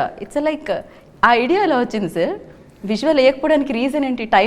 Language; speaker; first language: Telugu; native; Telugu